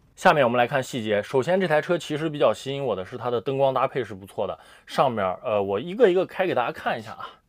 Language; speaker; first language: Chinese; native; Chinese